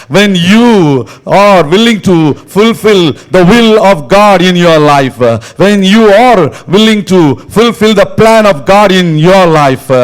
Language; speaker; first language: English; non-native, local second language; Tamil